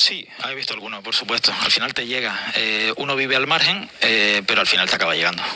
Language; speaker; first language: Spanish; native; Spanish